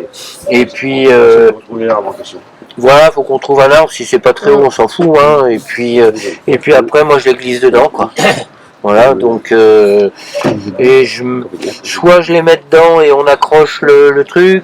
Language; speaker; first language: French; native; French